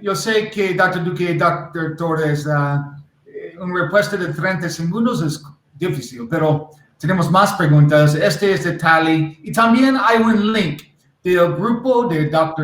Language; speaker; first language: Spanish; non-native, learner; English